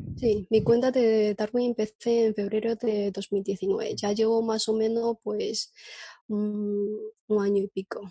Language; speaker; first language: Spanish; non-native, fluent; Chinese